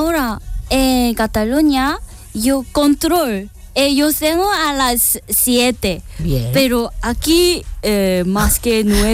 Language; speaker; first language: Spanish; non-native, learner; Korean